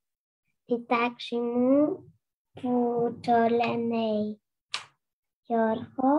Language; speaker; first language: Greek; non-native, learner; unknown